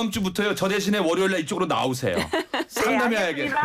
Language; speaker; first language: Korean; native; Korean